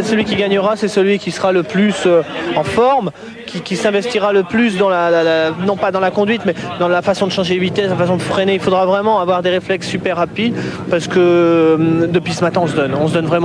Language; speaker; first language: French; native; French